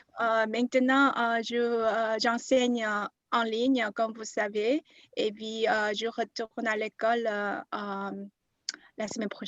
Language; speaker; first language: French; non-native, fluent; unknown